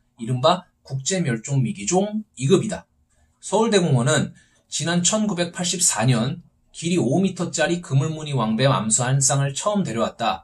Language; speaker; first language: Korean; native; Korean